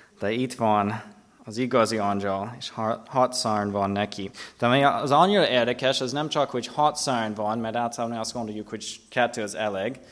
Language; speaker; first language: Hungarian; non-native, fluent; English